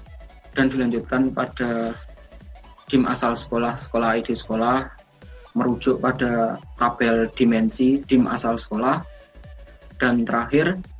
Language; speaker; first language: Indonesian; native; Indonesian